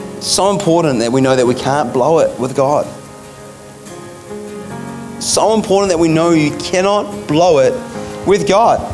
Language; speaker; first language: English; native; English